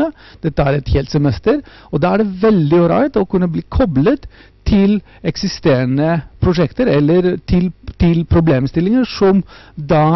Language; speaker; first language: Norwegian; non-native, fluent; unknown